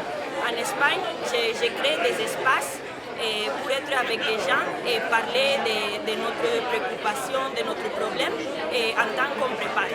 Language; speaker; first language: French; non-native, fluent; Spanish